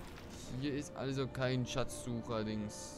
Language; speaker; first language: German; native; German